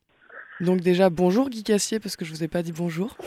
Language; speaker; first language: French; native; French